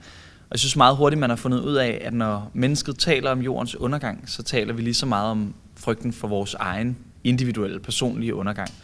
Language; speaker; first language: Danish; native; Danish